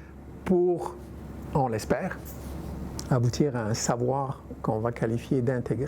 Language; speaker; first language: French; native; French